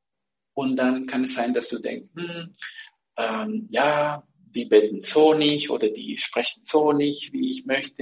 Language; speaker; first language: German; non-native, fluent; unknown